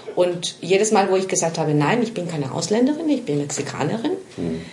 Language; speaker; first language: German; non-native, fluent; Spanish